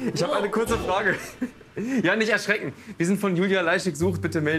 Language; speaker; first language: German; native; German